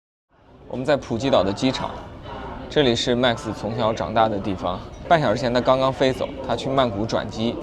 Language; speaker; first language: Chinese; native; Chinese